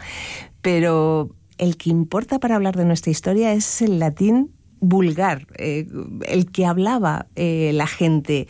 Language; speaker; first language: Spanish; native; Spanish